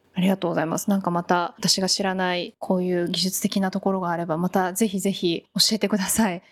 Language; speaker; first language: Japanese; native; Japanese